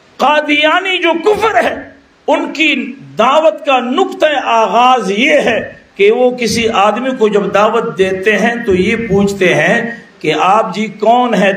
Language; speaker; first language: Urdu; non-native, local second language; Pashto